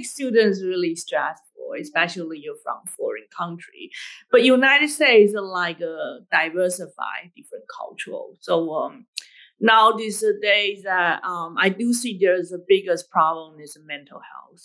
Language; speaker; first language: English; non-native, fluent; Chinese